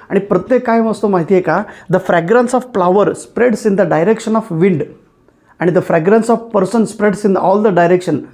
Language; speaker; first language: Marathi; non-native, local second language; Kannada